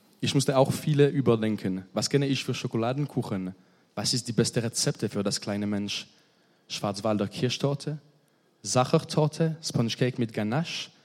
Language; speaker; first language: German; non-native, learner; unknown